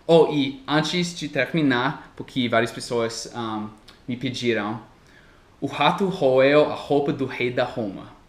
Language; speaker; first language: Portuguese; non-native, fluent; English